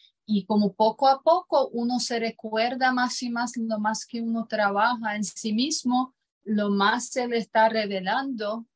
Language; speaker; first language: Spanish; non-native, fluent; Croatian